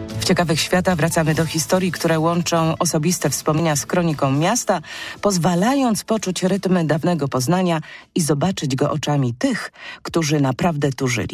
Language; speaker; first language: Polish; native; Polish